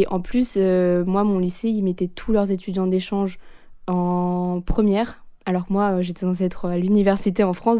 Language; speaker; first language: French; native; French